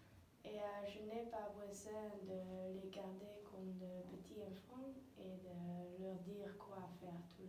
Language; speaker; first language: French; non-native, learner; Dutch